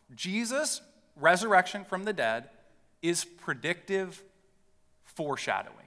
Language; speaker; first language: English; native; English